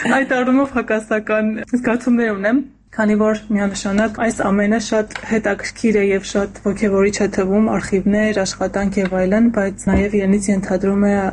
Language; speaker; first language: Armenian; native; Armenian